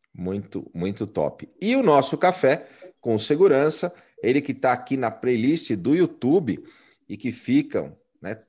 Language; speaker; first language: Portuguese; native; Portuguese